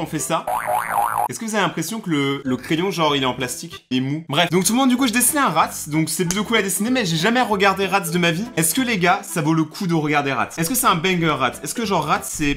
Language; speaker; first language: French; native; French